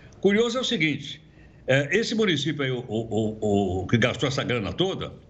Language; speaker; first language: Portuguese; native; Portuguese